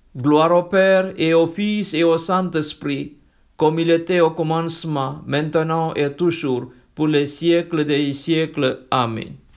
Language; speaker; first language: French; non-native, fluent; Malayalam